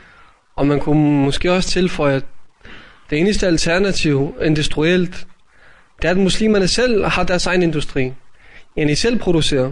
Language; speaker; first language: Danish; native; Danish